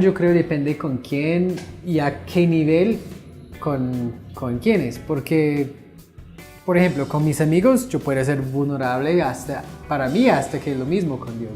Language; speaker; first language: Spanish; non-native, fluent; English